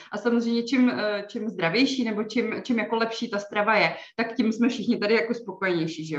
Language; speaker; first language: Czech; native; Czech